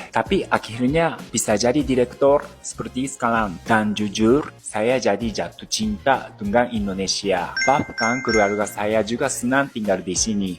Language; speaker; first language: Indonesian; non-native, fluent; Japanese